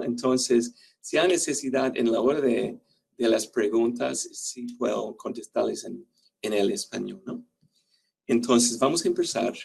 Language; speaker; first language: Spanish; non-native, fluent; English